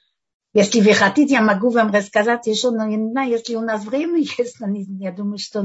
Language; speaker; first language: Russian; early bilingual, heritage; Russian